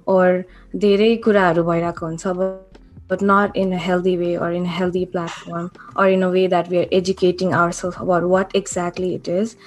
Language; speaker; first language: English; non-native, local second language; Nepali